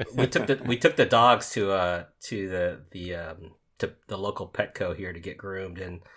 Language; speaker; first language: English; native; English